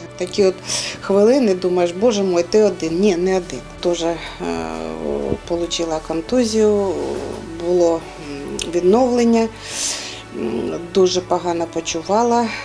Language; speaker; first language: Ukrainian; non-native, local second language; Russian